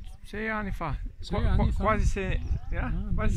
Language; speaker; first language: Italian; non-native, learner; Slovenian